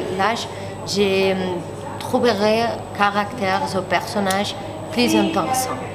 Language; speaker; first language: French; non-native, learner; Spanish